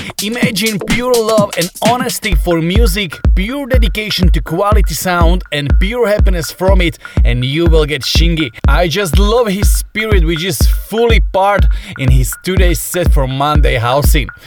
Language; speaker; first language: English; non-native, fluent; Slovak